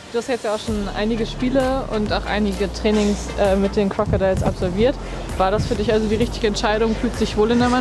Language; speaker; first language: German; native; German